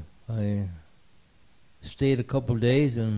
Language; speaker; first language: English; early bilingual, other home language; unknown